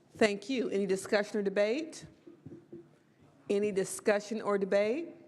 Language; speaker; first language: English; native; English